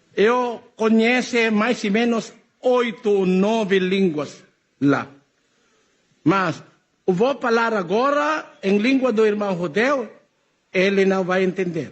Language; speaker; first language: Portuguese; non-native, learner; Filipino